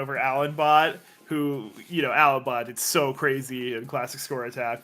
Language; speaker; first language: English; native; English